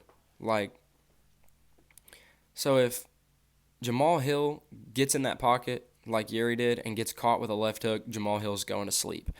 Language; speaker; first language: English; native; English